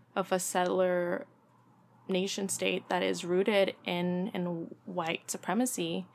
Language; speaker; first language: English; early bilingual, other home language; Spanish